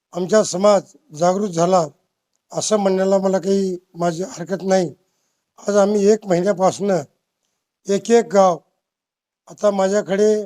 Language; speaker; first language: Marathi; native; Marathi